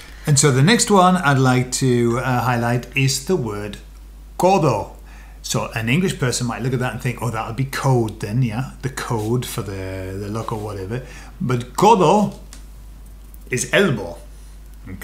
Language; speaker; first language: English; native; English